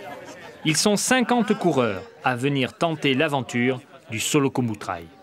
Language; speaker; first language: French; native; French